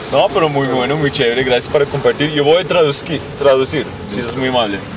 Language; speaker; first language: Spanish; non-native, learner; English